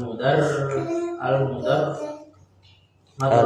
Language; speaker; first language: Arabic; non-native, learner; Indonesian